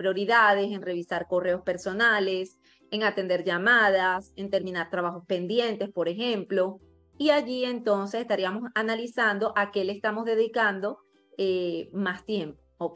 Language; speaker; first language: Spanish; native; Spanish